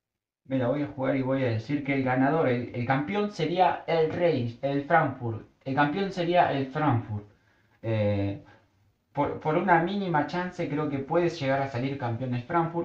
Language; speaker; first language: Spanish; native; Spanish